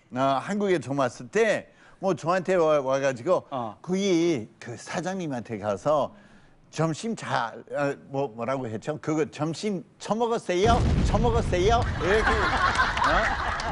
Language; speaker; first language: Korean; non-native, fluent; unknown